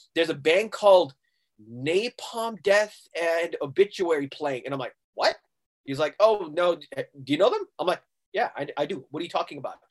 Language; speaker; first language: English; non-native, local second language; Urdu